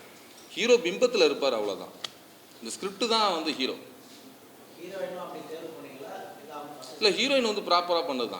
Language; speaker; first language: Tamil; native; Tamil